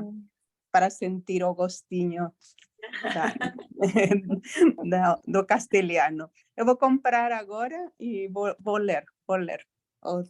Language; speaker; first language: Portuguese; non-native, fluent; Spanish